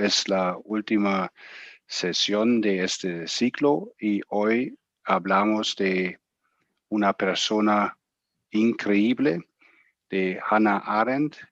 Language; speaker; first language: Spanish; non-native, fluent; German